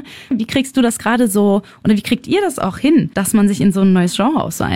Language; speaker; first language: German; native; German